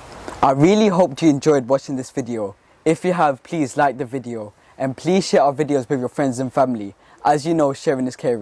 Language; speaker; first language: English; early bilingual, other home language; Bangla